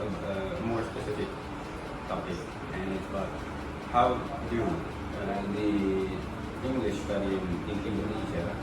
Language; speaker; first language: English; non-native, local second language; Indonesian